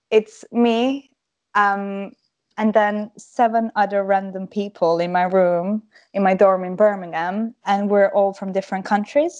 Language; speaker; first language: English; non-native, fluent; Croatian